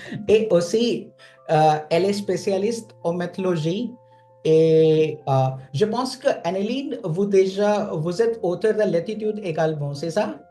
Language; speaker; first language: French; non-native, fluent; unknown